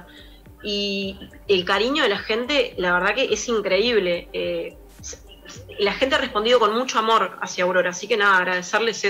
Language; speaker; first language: Spanish; native; Spanish